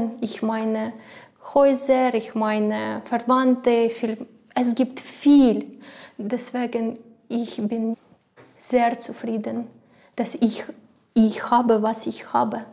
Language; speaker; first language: German; non-native, learner; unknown